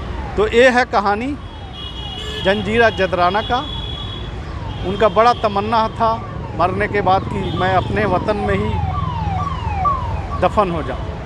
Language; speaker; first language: Hindi; native; Hindi